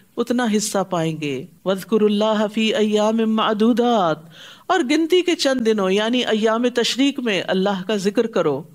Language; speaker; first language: Urdu; native; Urdu